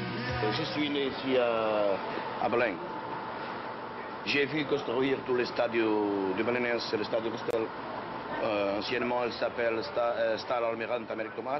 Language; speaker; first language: French; non-native, learner; Portuguese